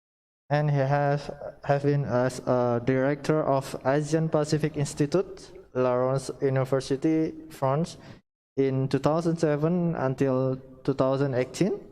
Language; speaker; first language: English; non-native, learner; Indonesian